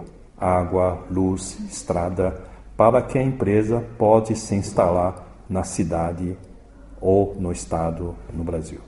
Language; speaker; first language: Portuguese; early bilingual, other home language; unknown